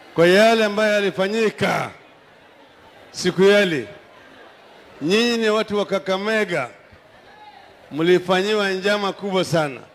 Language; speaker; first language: Swahili; non-native, local second language; Luo (Kenya and Tanzania)